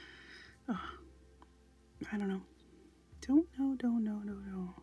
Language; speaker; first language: English; native; English